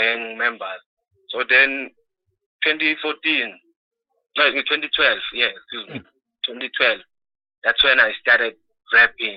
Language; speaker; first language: English; non-native, local second language; Swati